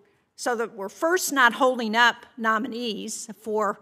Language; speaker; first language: English; native; English